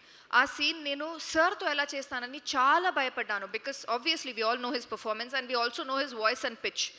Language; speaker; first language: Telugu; non-native, local second language; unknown